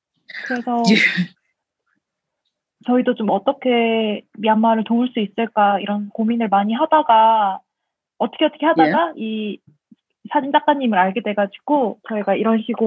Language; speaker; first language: Korean; native; Korean